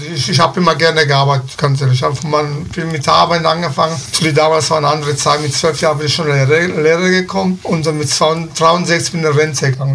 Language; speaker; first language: German; early bilingual, other home language; Italian